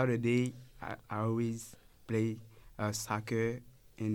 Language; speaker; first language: English; non-native, learner; Haitian Creole